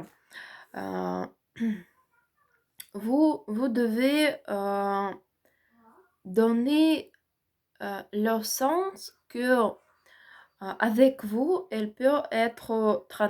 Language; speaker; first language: French; non-native, learner; Ukrainian